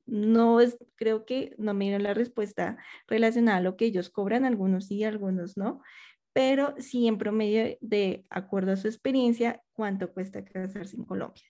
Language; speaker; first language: Spanish; native; Spanish